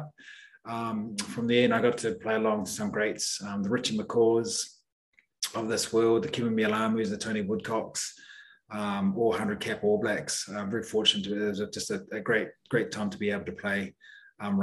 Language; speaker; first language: English; native; English